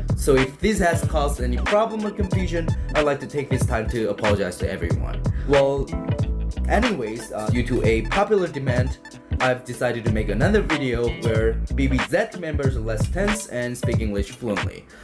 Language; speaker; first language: English; non-native, fluent; Korean